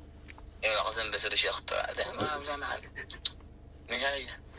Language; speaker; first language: Arabic; native; Arabic